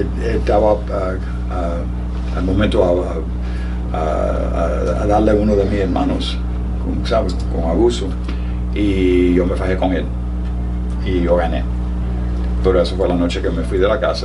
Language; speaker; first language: Spanish; early bilingual, heritage; Spanish